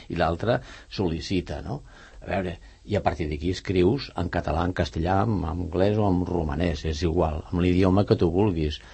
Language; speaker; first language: Catalan; native; Catalan